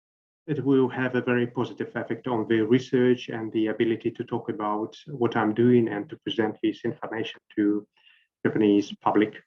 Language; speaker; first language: English; non-native, fluent; Russian